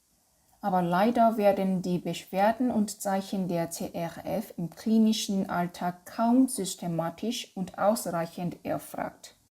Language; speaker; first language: German; non-native, fluent; Korean